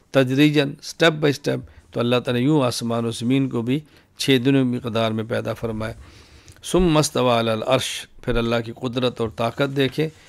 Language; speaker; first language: Urdu; native; Urdu